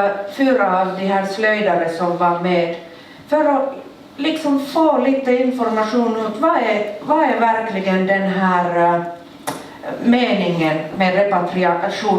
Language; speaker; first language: Swedish; non-native, local second language; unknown